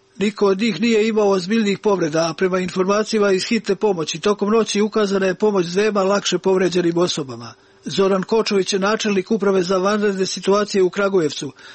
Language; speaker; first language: Serbian; native; Serbian